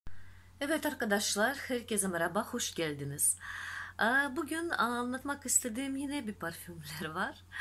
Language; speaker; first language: Turkish; non-native, fluent; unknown